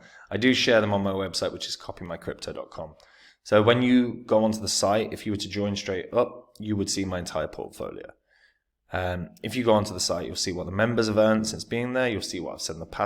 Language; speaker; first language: English; native; English